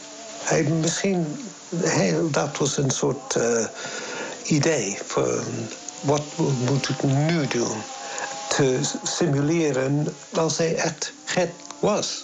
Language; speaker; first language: Dutch; non-native, fluent; English